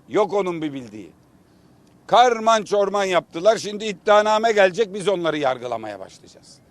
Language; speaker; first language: Turkish; native; Turkish